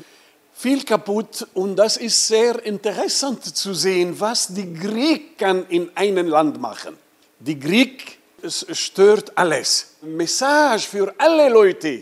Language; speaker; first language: German; non-native, fluent; Arabic